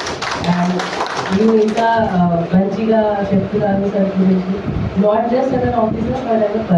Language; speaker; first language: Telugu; non-native, fluent; Hindi